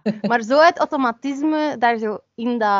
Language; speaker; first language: Dutch; native; Dutch